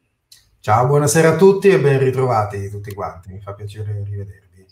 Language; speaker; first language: Italian; native; Italian